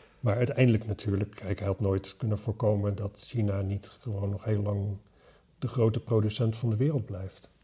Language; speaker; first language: Dutch; native; Dutch